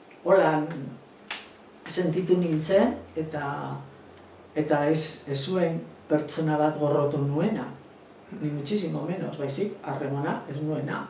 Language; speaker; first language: Basque; non-native, local second language; Spanish